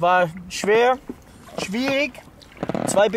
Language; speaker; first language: German; non-native, learner; Dutch